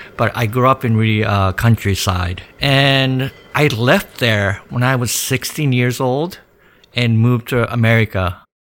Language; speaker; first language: English; early bilingual, other home language; Japanese